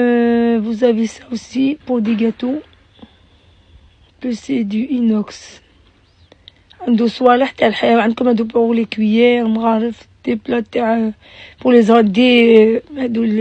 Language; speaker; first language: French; non-native, local second language; Arabic